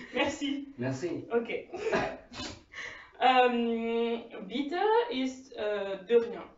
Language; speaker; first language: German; non-native, learner; French